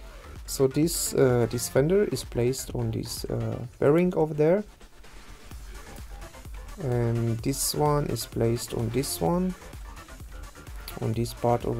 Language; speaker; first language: English; non-native, fluent; German